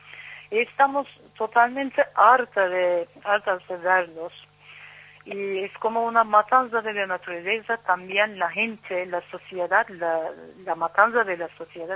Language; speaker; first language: Spanish; non-native, learner; Turkish